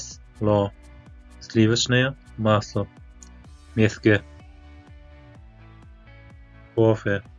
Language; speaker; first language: Russian; non-native, local second language; Turkmen